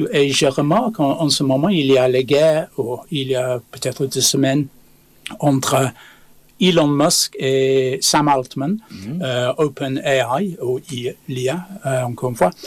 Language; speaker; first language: French; non-native, fluent; English